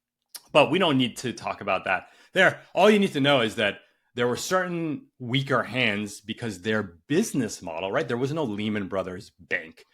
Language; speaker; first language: English; native; English